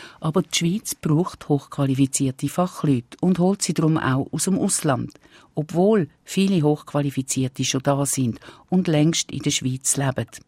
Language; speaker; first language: German; native; German